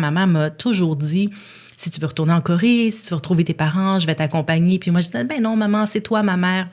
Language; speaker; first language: French; native; French